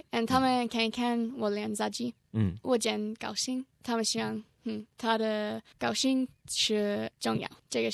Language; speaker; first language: Chinese; non-native, learner; English